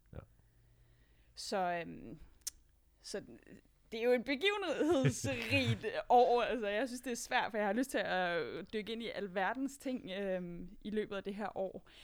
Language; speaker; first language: Danish; native; Danish